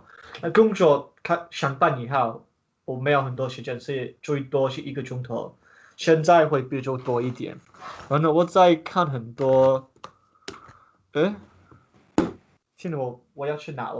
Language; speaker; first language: Chinese; non-native, learner; English